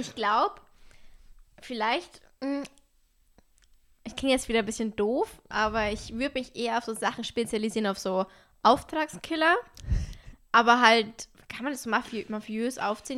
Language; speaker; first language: German; native; German